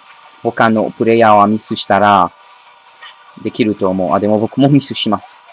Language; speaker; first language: Japanese; non-native, learner; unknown